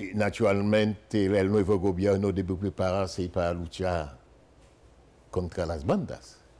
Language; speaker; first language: Spanish; non-native, fluent; Haitian Creole